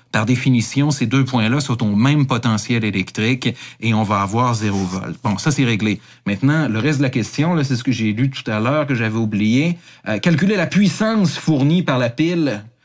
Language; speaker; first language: French; native; French